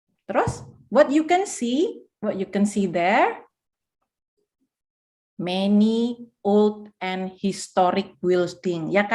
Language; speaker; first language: English; non-native, fluent; Indonesian